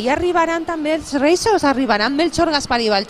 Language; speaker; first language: Catalan; native; Catalan